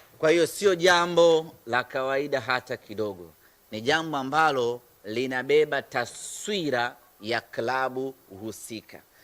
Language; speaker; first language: Swahili; native; Swahili